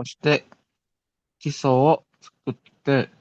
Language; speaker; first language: Japanese; non-native, learner; Indonesian